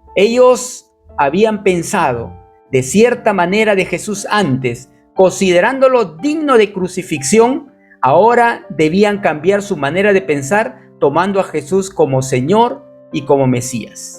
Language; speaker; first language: Spanish; native; Spanish